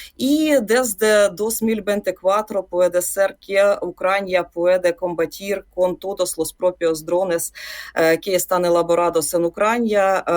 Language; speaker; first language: Spanish; non-native, fluent; Ukrainian